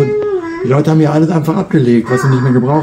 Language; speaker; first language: German; native; German